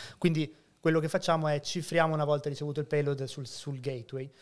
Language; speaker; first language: Italian; native; Italian